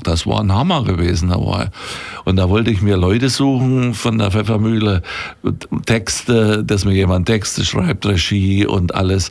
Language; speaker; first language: German; native; German